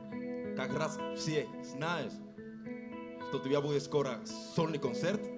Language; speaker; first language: Russian; non-native, learner; Spanish